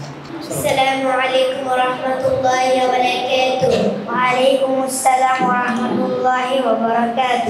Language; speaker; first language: Arabic; non-native, learner; Bangla